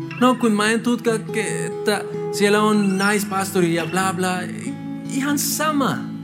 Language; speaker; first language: Finnish; non-native, fluent; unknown